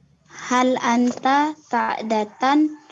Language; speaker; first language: Arabic; non-native, learner; Indonesian